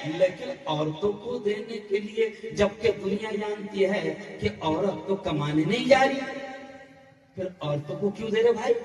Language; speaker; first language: Urdu; native; Urdu